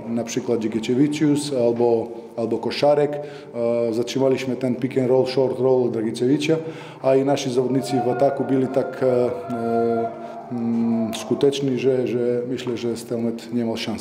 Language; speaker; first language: Polish; non-native, fluent; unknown